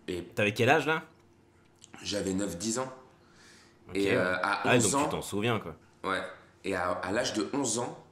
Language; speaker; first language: French; native; French